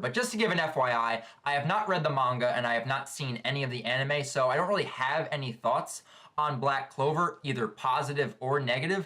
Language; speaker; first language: English; native; English